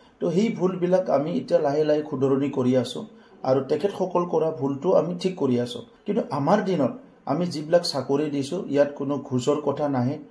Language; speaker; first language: Assamese; non-native, local second language; Bodo